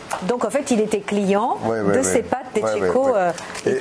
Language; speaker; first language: French; native; French